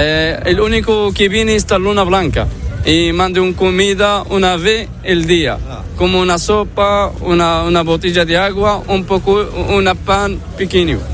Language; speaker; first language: Spanish; non-native, learner; Arabic